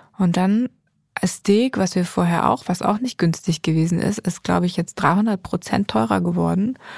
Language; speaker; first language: German; native; German